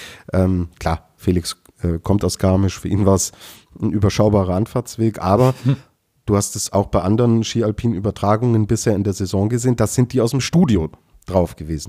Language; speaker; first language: German; native; German